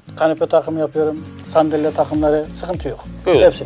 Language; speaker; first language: Turkish; native; Turkish